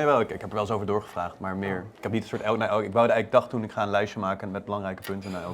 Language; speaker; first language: Dutch; native; Dutch